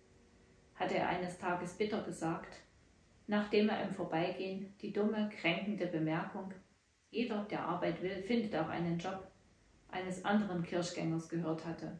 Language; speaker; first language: German; native; German